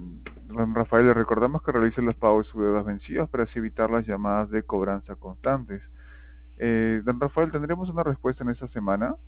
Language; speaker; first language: Spanish; native; Spanish